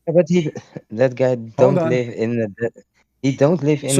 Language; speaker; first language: English; non-native, fluent; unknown